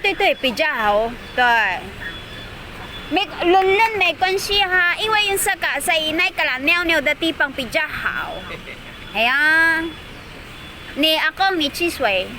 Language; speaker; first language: Chinese; non-native, learner; Filipino